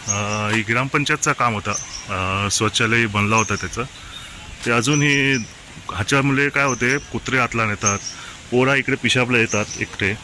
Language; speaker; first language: Marathi; non-native, local second language; Urdu